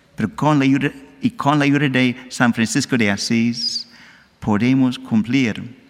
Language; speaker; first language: Spanish; non-native, learner; English